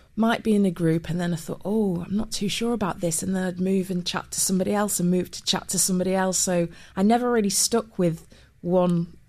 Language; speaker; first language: English; native; English